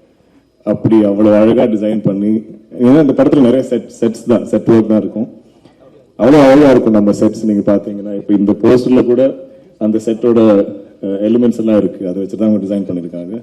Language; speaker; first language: Tamil; non-native, local second language; Malayalam